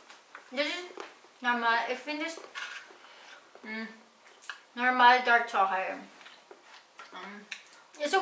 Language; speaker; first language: German; non-native, learner; Filipino